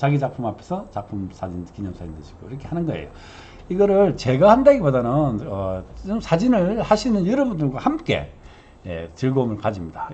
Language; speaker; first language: Korean; native; Korean